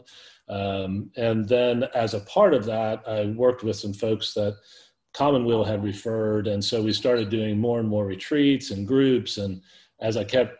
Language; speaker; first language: English; native; English